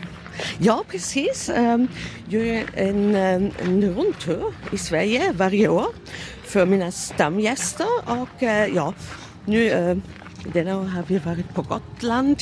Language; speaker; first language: Swedish; non-native, fluent; German